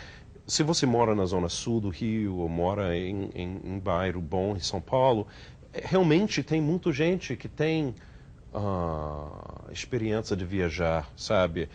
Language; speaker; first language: Portuguese; non-native, fluent; English